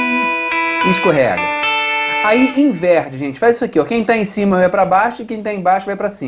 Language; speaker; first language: Portuguese; native; Portuguese